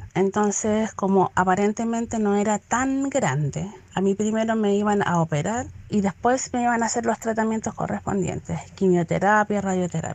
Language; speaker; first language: Spanish; native; Spanish